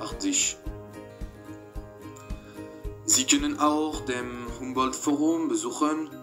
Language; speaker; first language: German; non-native, learner; French